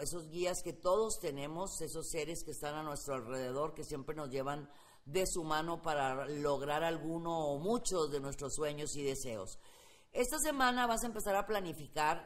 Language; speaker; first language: Spanish; native; Spanish